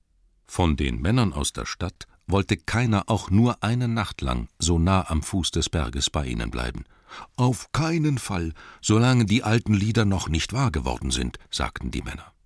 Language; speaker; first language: German; native; German